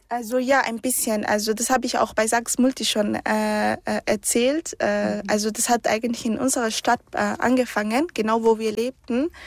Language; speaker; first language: German; early bilingual, other home language; Arabic